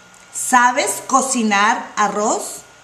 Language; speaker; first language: Spanish; non-native, fluent; English